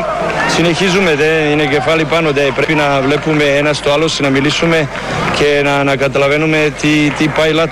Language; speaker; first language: Greek; non-native, learner; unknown